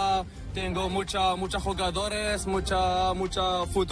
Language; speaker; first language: Spanish; non-native, learner; Arabic